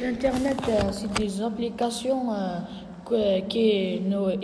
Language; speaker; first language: French; non-native, learner; Arabic